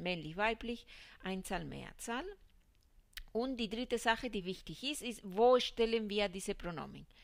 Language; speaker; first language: German; non-native, fluent; Spanish